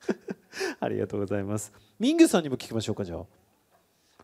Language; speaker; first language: Japanese; native; Japanese